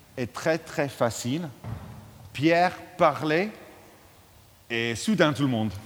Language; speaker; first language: French; non-native, fluent; English